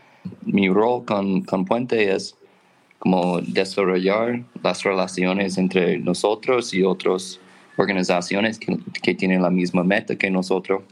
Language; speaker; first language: Spanish; non-native, fluent; English